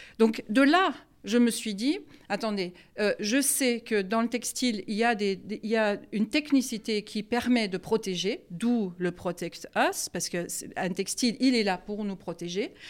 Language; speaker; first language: French; non-native, fluent; German